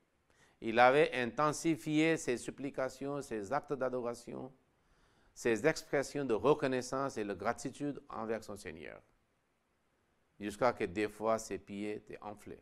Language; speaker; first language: French; non-native, local second language; Wolof